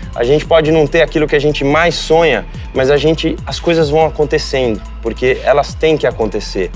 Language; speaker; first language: Portuguese; native; Portuguese